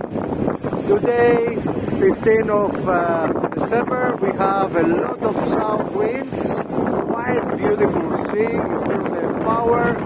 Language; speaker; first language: English; non-native, learner; Greek